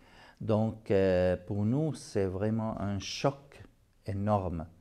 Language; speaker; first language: French; non-native, local second language; Arabic